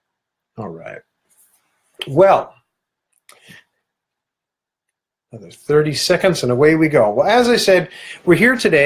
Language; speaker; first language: English; native; English